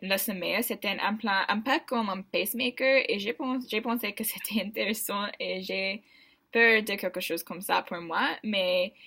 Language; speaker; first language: French; non-native, learner; English